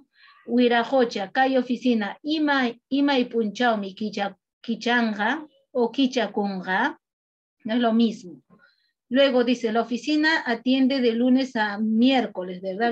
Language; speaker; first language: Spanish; non-native, local second language; Quechua